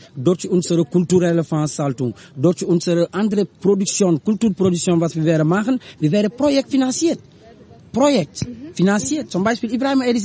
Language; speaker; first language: German; non-native, learner; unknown